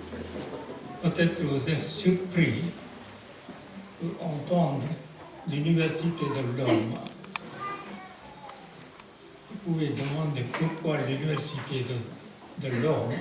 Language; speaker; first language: French; non-native, fluent; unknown